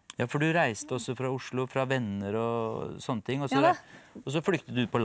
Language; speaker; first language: Norwegian; native; Norwegian